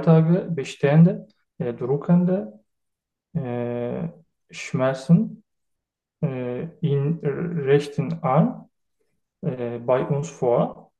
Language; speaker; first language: German; non-native, learner; Turkish